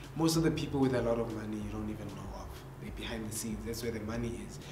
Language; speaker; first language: English; non-native, local second language; Tsonga